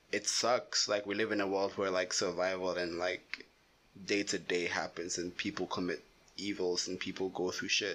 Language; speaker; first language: English; non-native, local second language; Akan